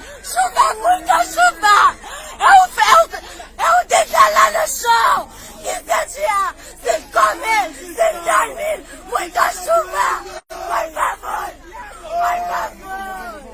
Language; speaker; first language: Portuguese; non-native, learner; Haitian Creole